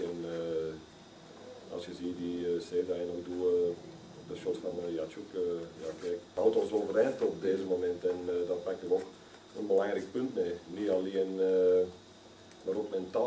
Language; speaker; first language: Dutch; native; Dutch